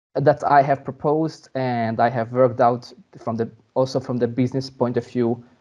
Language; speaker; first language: English; non-native, fluent; Hungarian